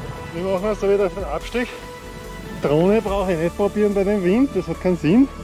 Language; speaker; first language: German; native; German